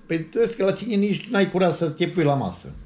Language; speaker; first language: Romanian; native; Romanian